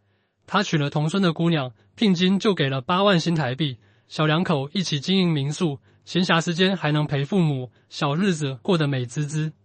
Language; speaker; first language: Chinese; native; Chinese